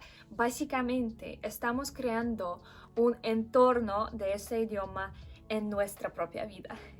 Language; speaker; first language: Spanish; non-native, fluent; Russian